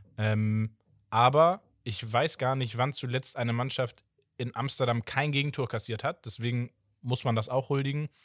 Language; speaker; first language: German; early bilingual, other home language; Portuguese